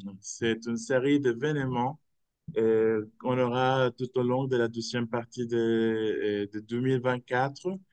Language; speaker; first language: French; non-native, fluent; Spanish